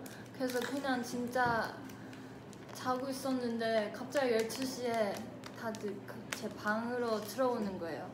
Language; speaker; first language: Korean; non-native, fluent; Chinese